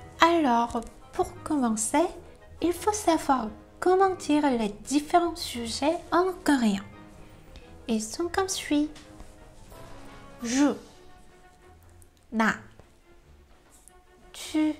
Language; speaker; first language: French; non-native, fluent; Korean